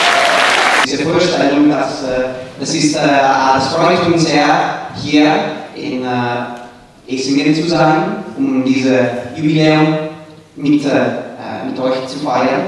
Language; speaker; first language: German; non-native, fluent; Italian